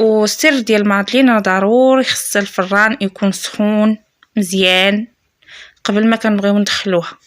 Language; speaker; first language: Arabic; native; Arabic